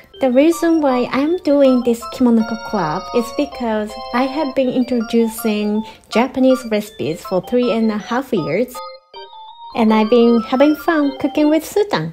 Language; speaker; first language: English; non-native, fluent; Japanese